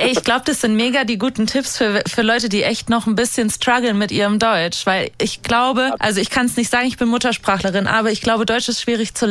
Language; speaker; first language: German; native; German